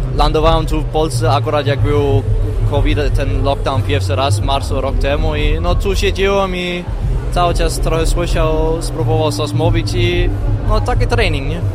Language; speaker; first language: Polish; non-native, learner; Danish